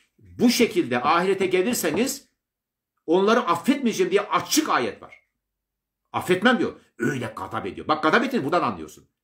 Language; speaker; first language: Turkish; native; Turkish